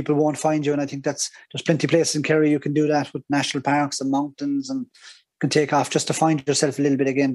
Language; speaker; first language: English; native; English